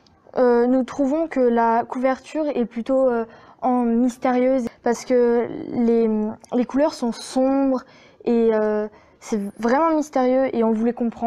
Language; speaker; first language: French; native; French